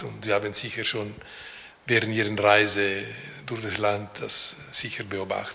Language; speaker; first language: German; non-native, local second language; Italian